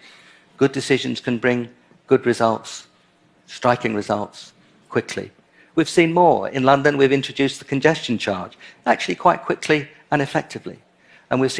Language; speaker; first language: English; native; English